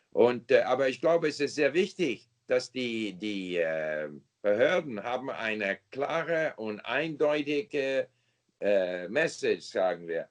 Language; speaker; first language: German; non-native, fluent; English